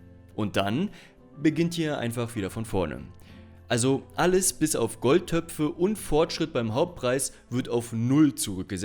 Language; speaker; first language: German; native; German